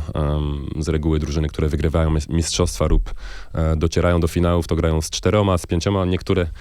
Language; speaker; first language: Polish; non-native, fluent; French